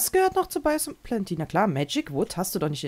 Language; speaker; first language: German; native; German